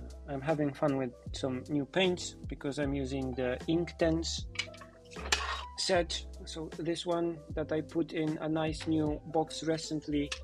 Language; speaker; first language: English; non-native, fluent; Polish